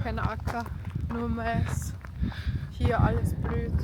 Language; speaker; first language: German; early bilingual, other home language; Bosnian